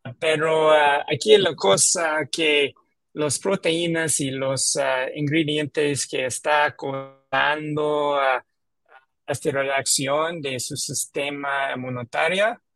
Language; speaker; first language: Spanish; non-native, learner; English